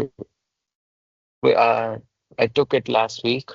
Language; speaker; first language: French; non-native, learner; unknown